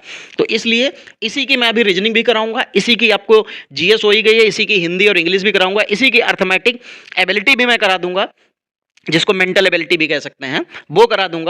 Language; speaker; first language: Hindi; native; Hindi